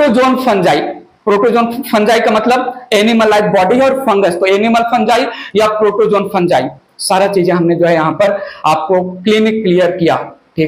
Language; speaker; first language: Hindi; native; Hindi